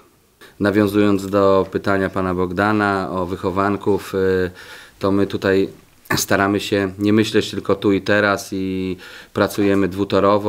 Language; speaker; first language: Polish; native; Polish